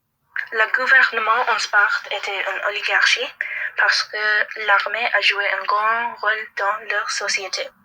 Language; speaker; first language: French; non-native, learner; English